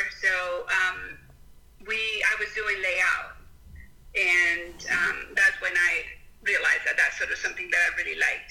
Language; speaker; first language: English; non-native, fluent; Spanish